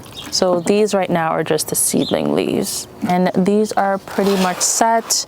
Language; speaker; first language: English; native; English